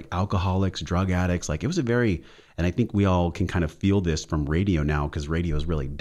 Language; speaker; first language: English; native; English